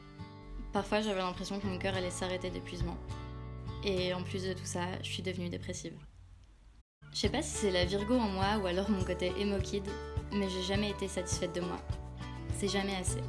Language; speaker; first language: French; native; French